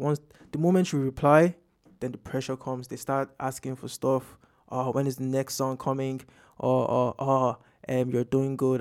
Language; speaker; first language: English; non-native, local second language; Yoruba